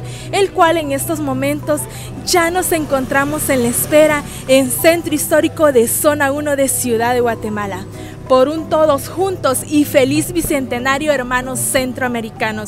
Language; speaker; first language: Spanish; native; Spanish